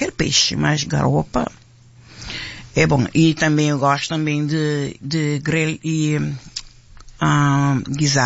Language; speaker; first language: Portuguese; non-native, local second language; Kabuverdianu